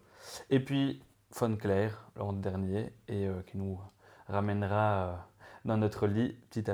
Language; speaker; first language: French; native; French